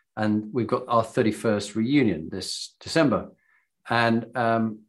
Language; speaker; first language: English; native; English